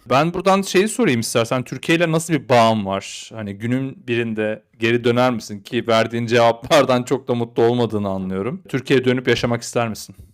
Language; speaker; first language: Turkish; native; Turkish